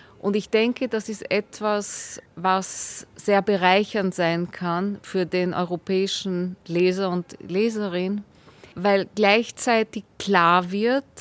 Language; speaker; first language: German; native; German